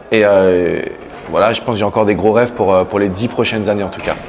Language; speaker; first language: French; native; French